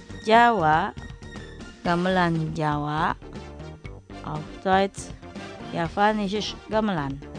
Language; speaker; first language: German; non-native, fluent; Indonesian